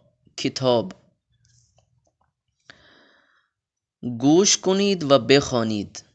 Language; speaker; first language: Persian; non-native, fluent; Urdu